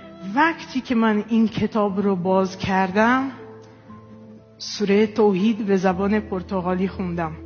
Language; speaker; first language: Persian; non-native, fluent; Portuguese